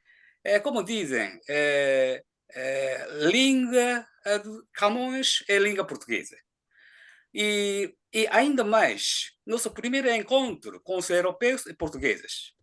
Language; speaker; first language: Portuguese; non-native, fluent; Japanese